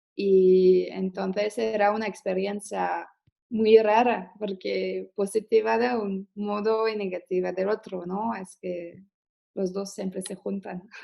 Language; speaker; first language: Spanish; non-native, fluent; French